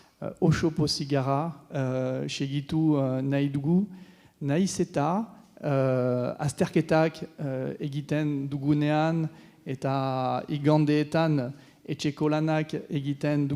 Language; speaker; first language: Basque; non-native, learner; French